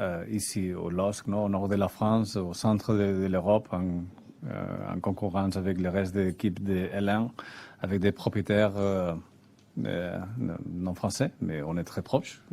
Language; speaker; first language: French; non-native, fluent; Spanish